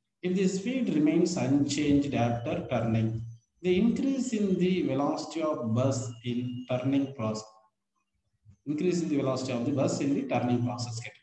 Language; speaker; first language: English; non-native, local second language; Tamil